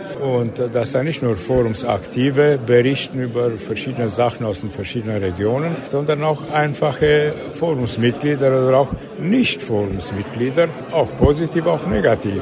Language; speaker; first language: German; native; German